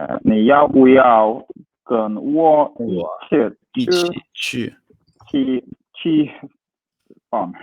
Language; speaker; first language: Chinese; non-native, learner; English